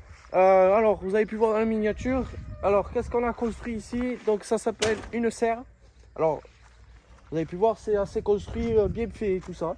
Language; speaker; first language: French; native; French